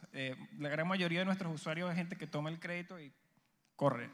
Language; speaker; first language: Spanish; native; Spanish